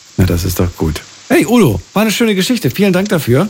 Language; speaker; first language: German; native; German